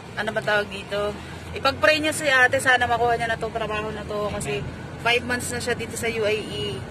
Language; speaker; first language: Filipino; native; Filipino